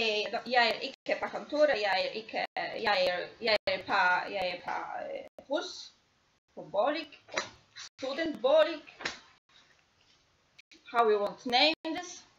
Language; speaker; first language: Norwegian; non-native, learner; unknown